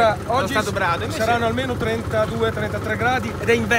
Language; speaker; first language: Italian; native; Italian